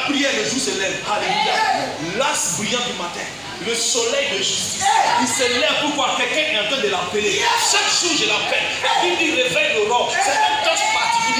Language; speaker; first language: French; native; French